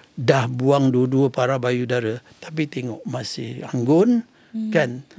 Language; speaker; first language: Malay; native; Malay